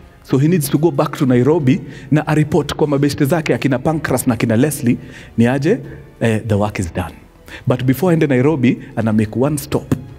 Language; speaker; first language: English; non-native, local second language; Swahili